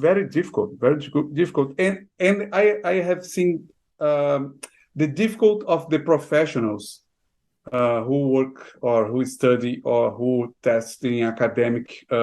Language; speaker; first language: English; non-native, fluent; Portuguese